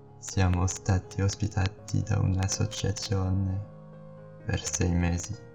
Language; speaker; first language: Italian; non-native, learner; French